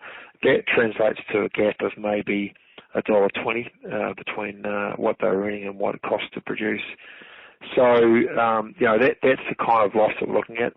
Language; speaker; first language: English; native; English